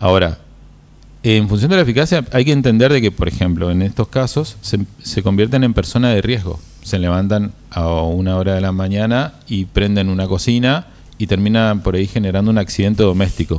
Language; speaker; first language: Spanish; native; Spanish